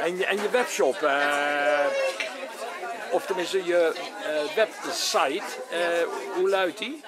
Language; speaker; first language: Dutch; native; Dutch